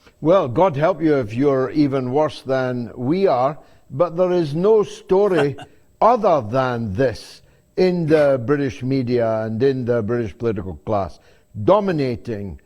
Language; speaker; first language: English; native; English